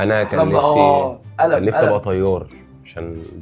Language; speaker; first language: Arabic; native; Arabic